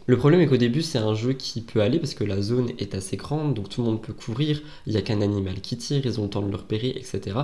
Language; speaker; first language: French; native; French